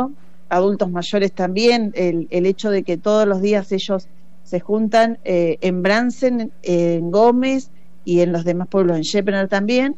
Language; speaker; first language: Spanish; native; Spanish